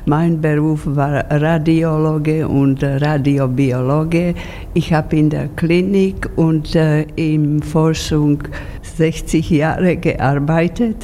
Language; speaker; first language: German; non-native, fluent; Slovak